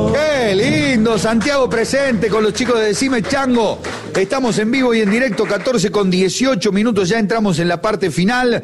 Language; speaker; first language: Spanish; native; Spanish